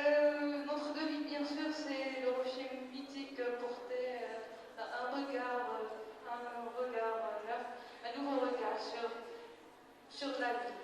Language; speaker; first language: French; non-native, local second language; Arabic